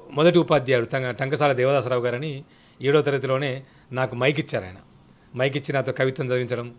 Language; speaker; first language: Telugu; native; Telugu